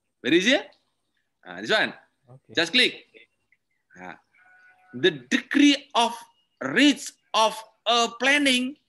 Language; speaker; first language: English; non-native, learner; Indonesian